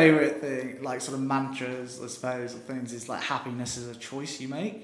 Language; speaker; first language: English; native; English